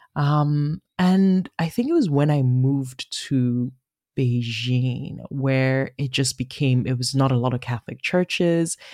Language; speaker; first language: English; non-native, local second language; Igbo